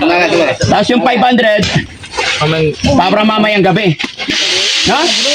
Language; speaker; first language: Filipino; native; Filipino